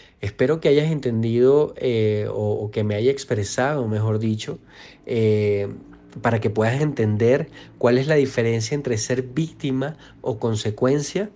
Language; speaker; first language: Spanish; native; Spanish